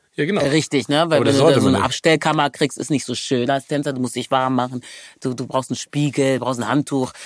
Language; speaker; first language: German; native; German